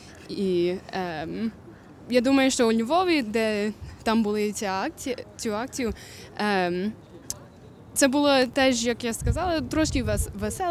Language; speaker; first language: Ukrainian; non-native, learner; English